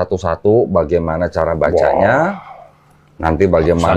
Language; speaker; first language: Indonesian; native; Indonesian